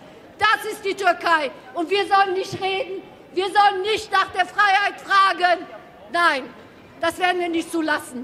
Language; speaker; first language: German; non-native, fluent; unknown